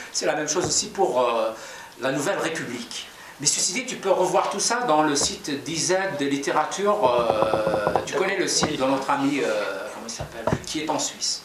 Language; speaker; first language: French; non-native, local second language; Kabyle